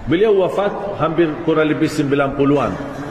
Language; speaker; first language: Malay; non-native, fluent; Arabic